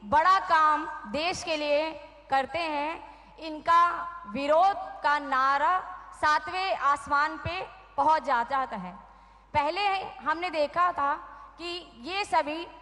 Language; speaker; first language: Hindi; native; Hindi